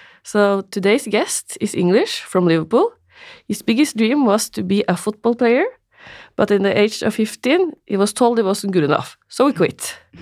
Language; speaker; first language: English; non-native, learner; Norwegian